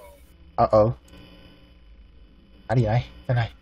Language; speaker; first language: Chinese; native; Chinese